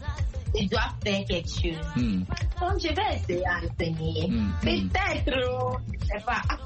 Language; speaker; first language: French; non-native, learner; Akan